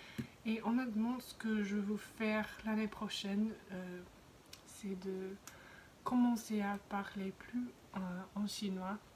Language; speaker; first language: French; non-native, fluent; English